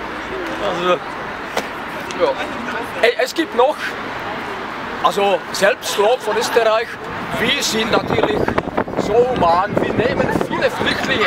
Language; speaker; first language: German; non-native, fluent; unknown